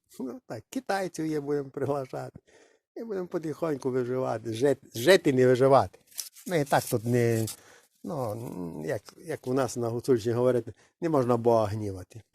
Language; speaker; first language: Ukrainian; non-native, local second language; Russian